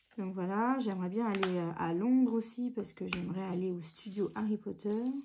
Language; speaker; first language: French; early bilingual, other home language; Portuguese